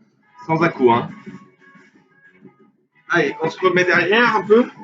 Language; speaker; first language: French; native; French